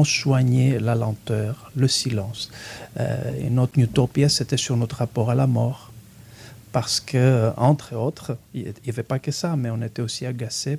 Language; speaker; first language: French; non-native, fluent; Greek